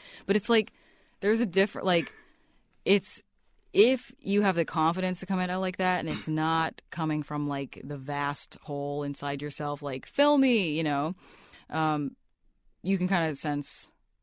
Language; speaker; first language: English; native; English